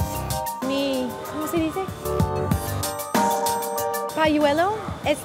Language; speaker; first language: Spanish; non-native, learner; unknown